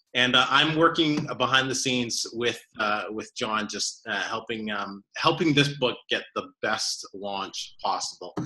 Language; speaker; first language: English; native; English